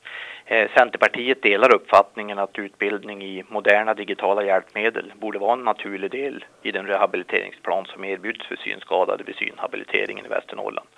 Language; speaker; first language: Swedish; native; Swedish